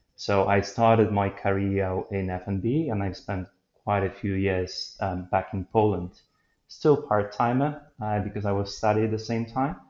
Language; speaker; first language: English; non-native, fluent; Polish